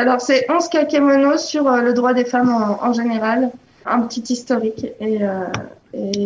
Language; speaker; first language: French; native; French